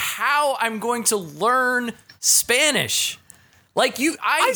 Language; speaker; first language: English; native; English